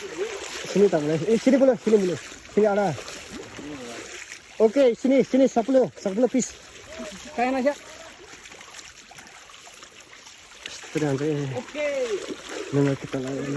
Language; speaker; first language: Indonesian; non-native, learner; Nepali